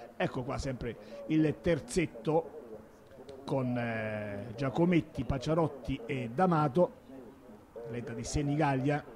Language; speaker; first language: Italian; native; Italian